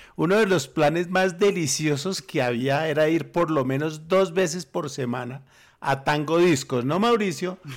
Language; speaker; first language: Spanish; native; Spanish